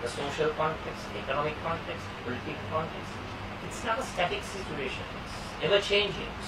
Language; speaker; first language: English; non-native, local second language; Sinhala